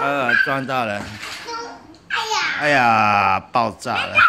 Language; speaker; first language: Chinese; native; Chinese